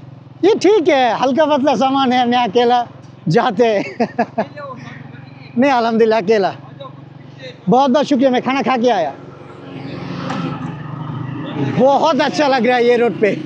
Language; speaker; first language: Hindi; non-native, fluent; Bangla